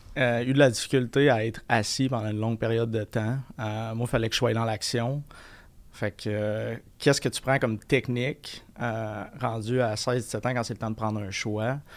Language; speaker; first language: French; native; French